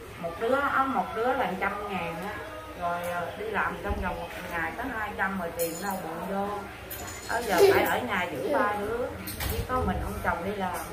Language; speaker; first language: Vietnamese; non-native, local second language; Khmer